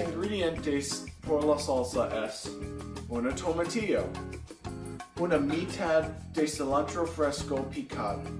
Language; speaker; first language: Spanish; non-native, learner; English